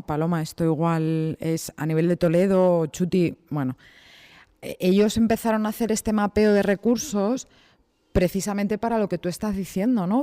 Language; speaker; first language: Spanish; native; Spanish